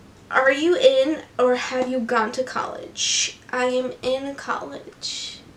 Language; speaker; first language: English; early bilingual, other home language; Portuguese